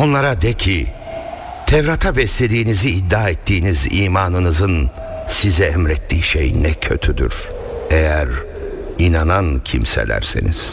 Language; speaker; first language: Turkish; native; Turkish